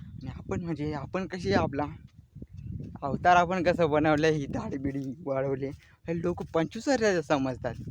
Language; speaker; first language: Marathi; non-native, local second language; Gondi